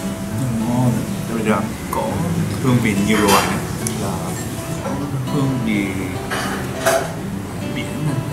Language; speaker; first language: Vietnamese; non-native, learner; Japanese